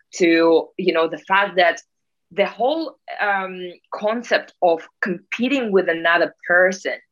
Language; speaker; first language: English; non-native, fluent; Russian